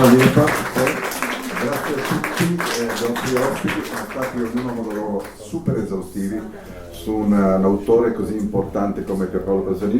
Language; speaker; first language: Italian; native; Italian